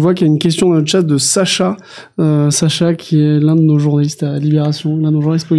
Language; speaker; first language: French; native; French